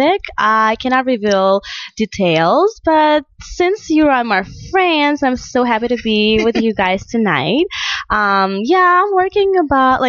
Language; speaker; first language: English; non-native, fluent; Russian